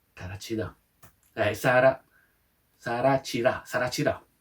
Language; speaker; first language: Korean; non-native, fluent; Italian